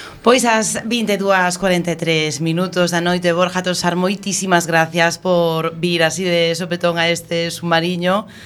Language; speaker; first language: Galician; native; Galician